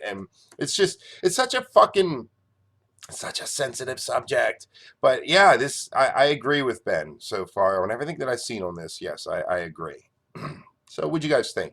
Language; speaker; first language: English; native; English